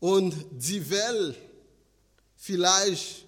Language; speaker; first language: German; non-native, fluent; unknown